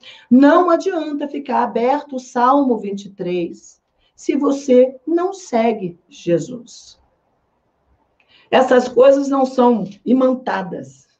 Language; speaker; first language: Portuguese; native; Portuguese